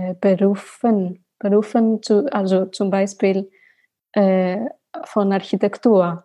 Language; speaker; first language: German; non-native, learner; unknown